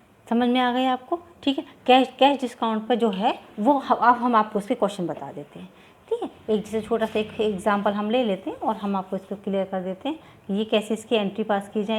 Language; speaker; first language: Hindi; native; Hindi